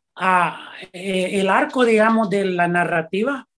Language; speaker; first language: Spanish; early bilingual, heritage; Spanish